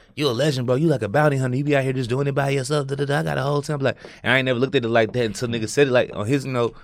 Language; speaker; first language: English; native; English